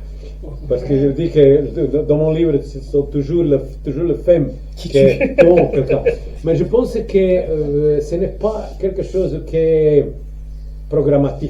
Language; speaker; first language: French; non-native, learner; Croatian